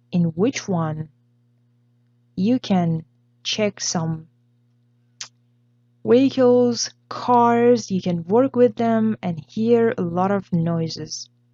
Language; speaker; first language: English; non-native, fluent; Persian